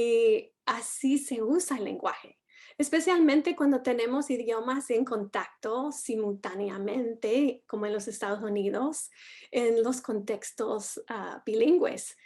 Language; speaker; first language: Spanish; non-native, fluent; English